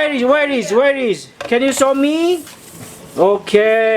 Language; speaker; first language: English; non-native, learner; Nepali